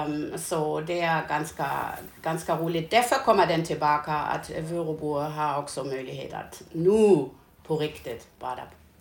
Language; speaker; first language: Swedish; non-native, learner; German